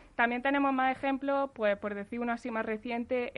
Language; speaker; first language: Spanish; native; Spanish